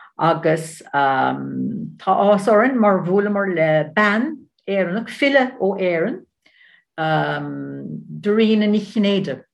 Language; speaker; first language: Irish; non-native, learner; Dutch